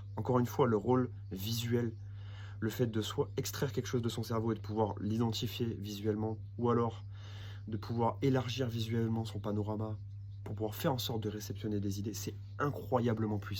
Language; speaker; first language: French; native; French